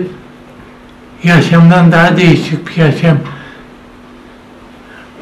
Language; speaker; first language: Turkish; non-native, local second language; Zaza